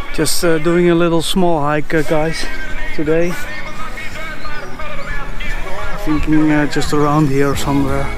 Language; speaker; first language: English; non-native, fluent; Dutch